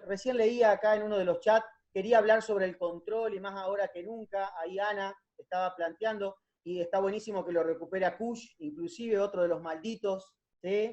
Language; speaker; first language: Spanish; native; Spanish